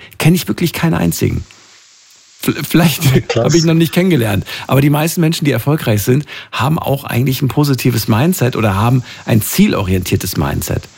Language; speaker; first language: German; native; German